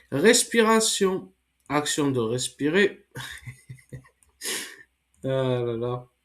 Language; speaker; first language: French; non-native, fluent; English